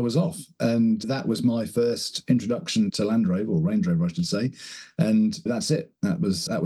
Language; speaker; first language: English; native; English